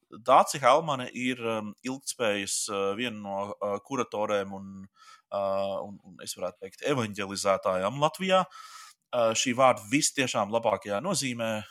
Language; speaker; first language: Latvian; native; Latvian